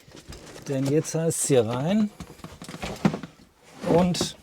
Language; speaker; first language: German; native; German